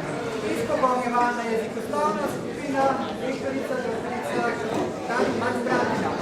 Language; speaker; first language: Slovenian; native; Slovenian